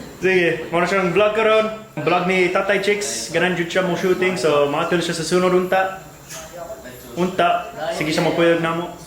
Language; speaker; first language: Cebuano; non-native, fluent; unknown